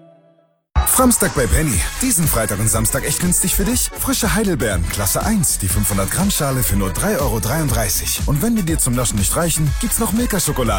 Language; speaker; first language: German; native; German